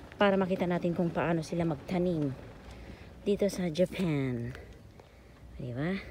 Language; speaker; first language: Filipino; non-native, local second language; Iloko